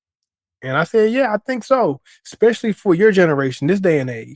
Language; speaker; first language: English; native; English